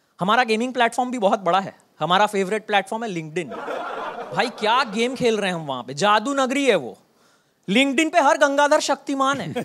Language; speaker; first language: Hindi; non-native, local second language; Bangla